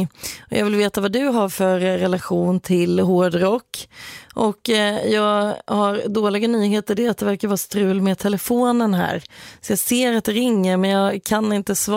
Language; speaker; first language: Swedish; native; Swedish